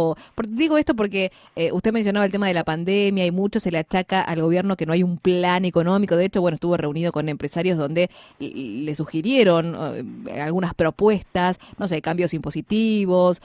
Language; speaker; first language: Spanish; native; Spanish